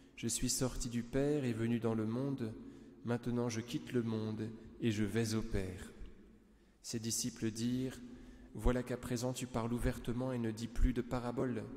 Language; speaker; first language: French; native; French